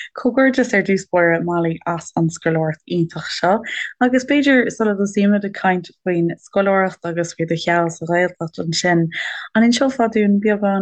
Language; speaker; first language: Irish; native; Irish